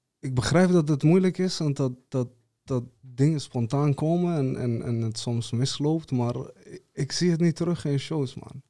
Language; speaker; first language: Dutch; early bilingual, other home language; Serbian